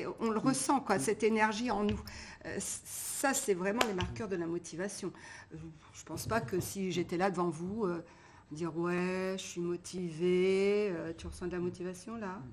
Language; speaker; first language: French; early bilingual, other home language; Portuguese